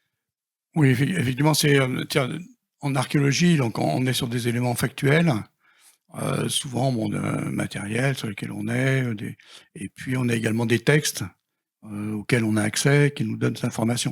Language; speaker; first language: French; native; French